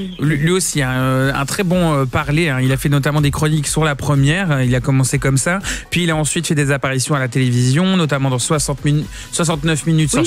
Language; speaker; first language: French; native; French